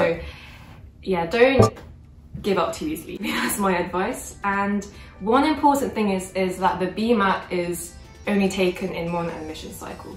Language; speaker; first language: English; early bilingual, other home language; Korean